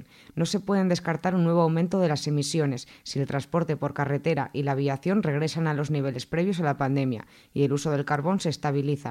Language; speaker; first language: Spanish; native; Spanish